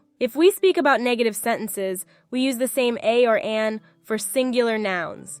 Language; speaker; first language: English; non-native, fluent; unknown